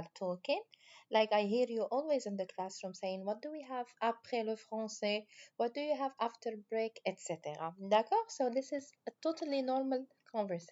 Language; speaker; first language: English; non-native, fluent; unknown